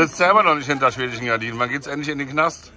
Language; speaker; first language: German; native; German